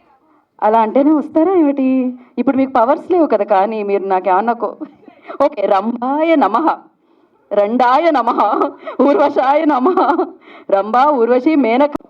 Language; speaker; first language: Telugu; native; Telugu